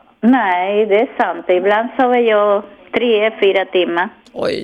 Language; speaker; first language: Swedish; non-native, learner; Spanish